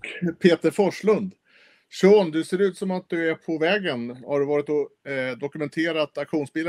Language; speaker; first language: Swedish; native; Swedish